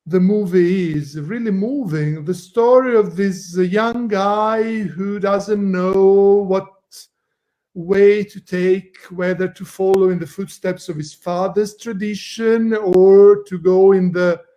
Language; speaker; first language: English; non-native, fluent; Italian